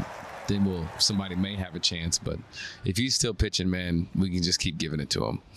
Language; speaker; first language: English; native; English